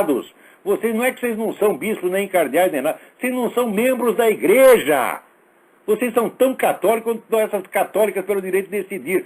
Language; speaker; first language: Portuguese; native; Portuguese